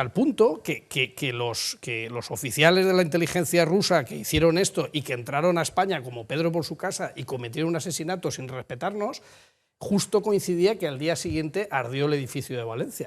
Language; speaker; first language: Spanish; native; Spanish